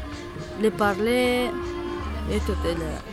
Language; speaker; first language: French; non-native, learner; Romanian